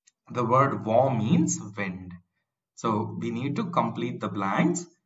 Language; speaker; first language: English; non-native, local second language; Tamil